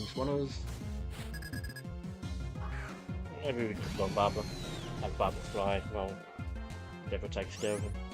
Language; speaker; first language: English; native; English